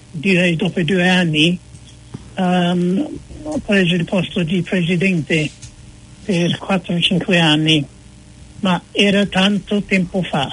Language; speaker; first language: Italian; non-native, fluent; English